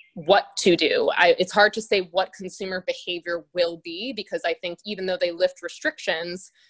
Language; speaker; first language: English; native; English